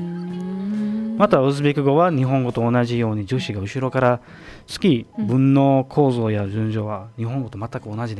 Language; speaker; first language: Japanese; non-native, fluent; Uzbek